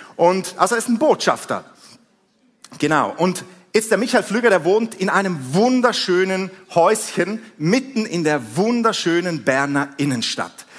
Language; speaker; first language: German; native; German